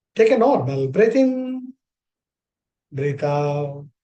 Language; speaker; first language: English; non-native, local second language; Tamil